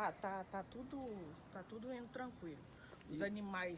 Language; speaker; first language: Portuguese; native; Portuguese